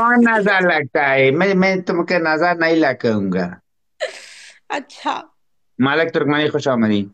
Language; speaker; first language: Hindi; non-native, learner; Persian